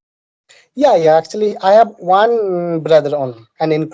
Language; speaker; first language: English; non-native, learner; Bangla